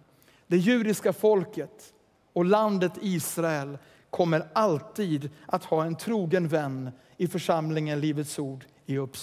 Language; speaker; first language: Swedish; native; Swedish